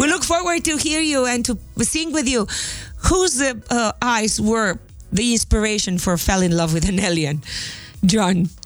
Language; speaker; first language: English; non-native, fluent; Romanian